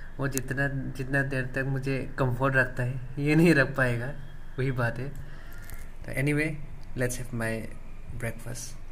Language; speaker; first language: Hindi; non-native, local second language; Assamese